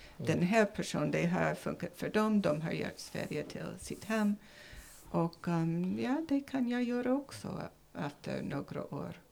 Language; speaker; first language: Swedish; non-native, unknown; English